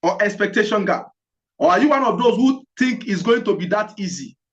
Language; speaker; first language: English; non-native, local second language; Yoruba